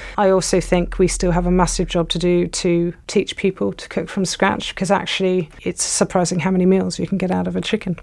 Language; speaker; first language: English; native; English